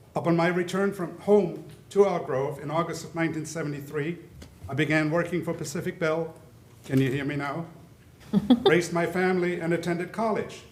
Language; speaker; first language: English; early bilingual, other home language; German